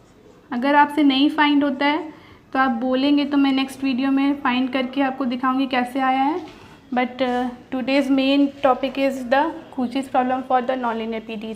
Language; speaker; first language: Hindi; native; Hindi